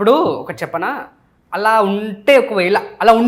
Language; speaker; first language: Telugu; native; Telugu